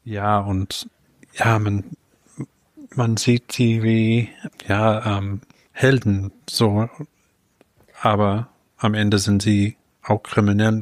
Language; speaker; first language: German; non-native, fluent; English